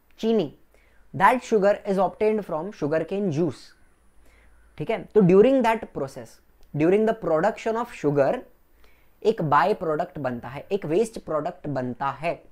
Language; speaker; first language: Hindi; non-native, local second language; Gujarati